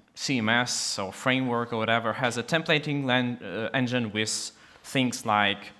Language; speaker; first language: English; non-native, fluent; Russian